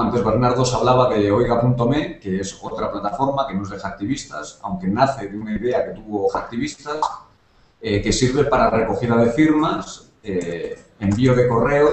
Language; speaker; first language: Spanish; native; Spanish